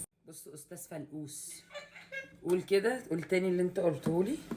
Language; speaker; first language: Arabic; native; Arabic